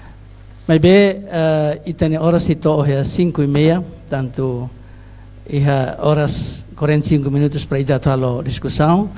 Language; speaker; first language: Portuguese; non-native, local second language; Tetum